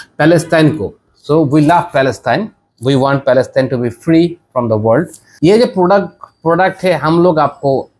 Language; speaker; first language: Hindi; non-native, learner; Bangla